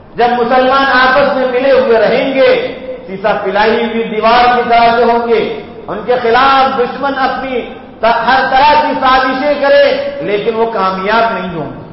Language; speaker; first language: Urdu; native; Urdu